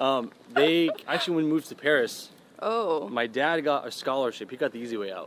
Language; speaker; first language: English; early bilingual, other home language; Persian